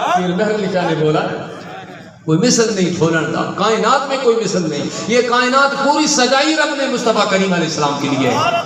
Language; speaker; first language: Urdu; non-native, local second language; Sindhi